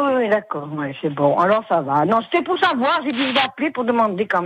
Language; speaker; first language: French; native; French